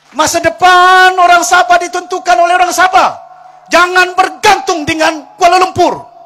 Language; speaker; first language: Malay; non-native, local second language; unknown